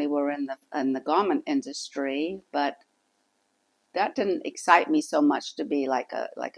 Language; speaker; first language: English; native; English